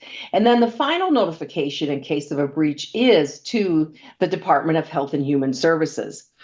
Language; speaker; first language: English; native; English